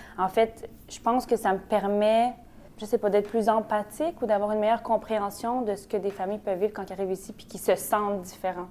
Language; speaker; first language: French; native; French